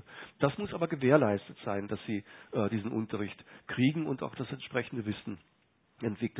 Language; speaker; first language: German; native; German